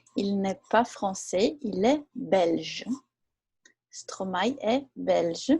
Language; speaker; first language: French; non-native, fluent; Portuguese